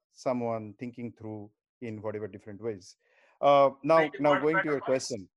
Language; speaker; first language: English; non-native, local second language; Bangla